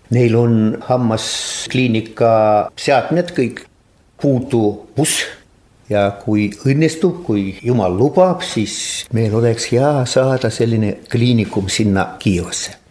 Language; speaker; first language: Estonian; non-native, local second language; Russian